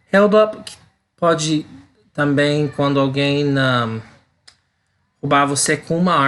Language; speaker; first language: Portuguese; non-native, learner; English